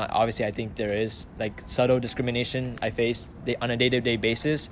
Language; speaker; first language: English; early bilingual, other home language; Vietnamese